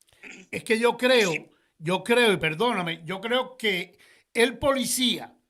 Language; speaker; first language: Spanish; native; Spanish